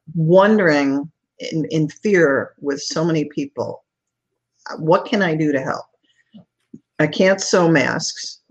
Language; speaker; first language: English; native; English